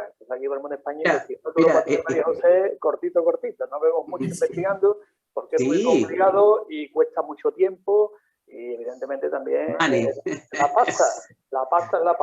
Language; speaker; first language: Spanish; native; Spanish